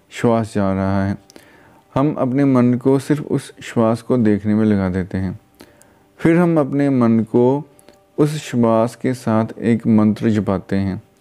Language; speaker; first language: Hindi; non-native, local second language; Punjabi